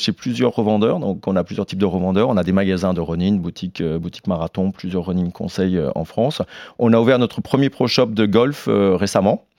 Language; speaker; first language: French; non-native, fluent; English